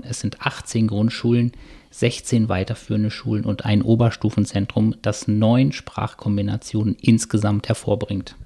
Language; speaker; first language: German; native; German